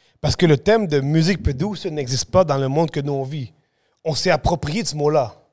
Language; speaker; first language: French; early bilingual, other home language; Spanish